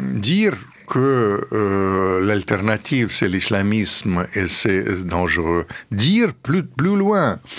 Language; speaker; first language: French; non-native, fluent; Russian